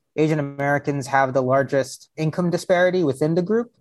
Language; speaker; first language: English; early bilingual, other home language; Hindi